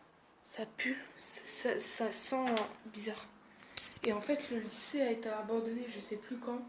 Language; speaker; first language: French; native; French